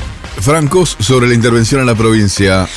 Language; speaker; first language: Spanish; native; Spanish